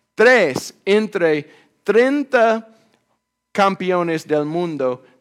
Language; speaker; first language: Spanish; non-native, fluent; English